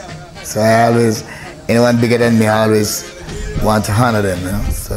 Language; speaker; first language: English; non-native, local second language; Jamaican Creole English